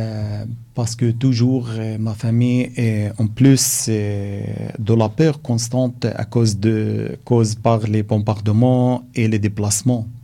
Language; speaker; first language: French; non-native, learner; Arabic